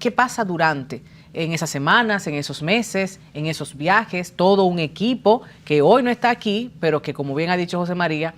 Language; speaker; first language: Spanish; native; Spanish